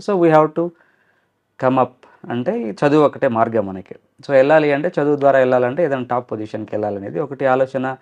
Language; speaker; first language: Telugu; non-native, local second language; Lambadi